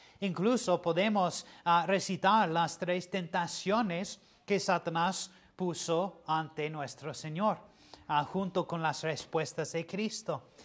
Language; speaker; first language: Spanish; non-native, fluent; English